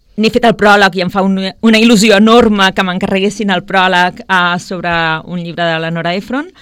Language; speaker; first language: Catalan; native; Catalan